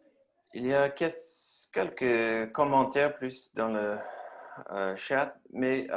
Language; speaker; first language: French; non-native, learner; English